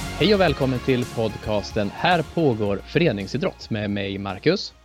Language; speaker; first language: Swedish; native; Swedish